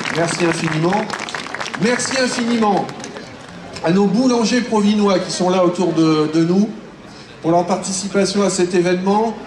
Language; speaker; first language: French; native; French